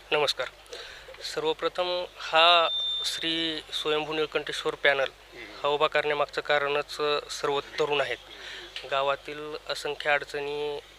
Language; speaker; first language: Marathi; native; Marathi